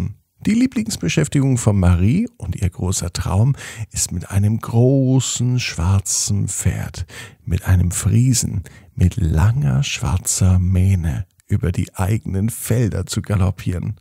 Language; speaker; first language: German; native; German